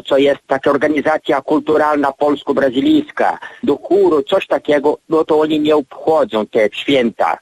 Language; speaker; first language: Polish; early bilingual, heritage; Polish